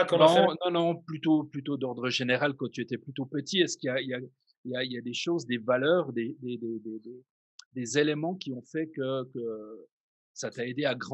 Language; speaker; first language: French; native; French